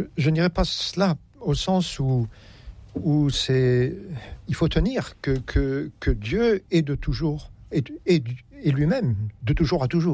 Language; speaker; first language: French; native; French